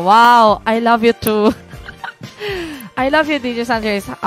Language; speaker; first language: English; non-native, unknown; Korean